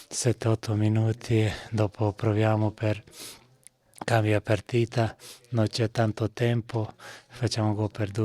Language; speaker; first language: Italian; non-native, learner; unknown